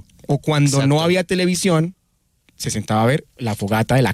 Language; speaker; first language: Spanish; native; Spanish